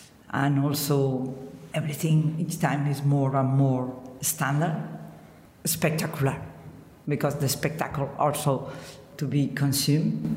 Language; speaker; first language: English; non-native, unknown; Catalan